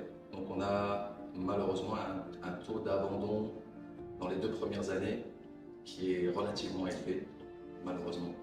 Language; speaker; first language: French; native; French